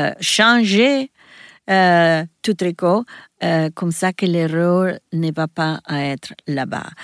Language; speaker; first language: French; non-native, learner; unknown